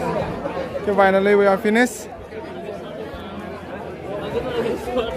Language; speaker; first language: English; non-native, learner; Indonesian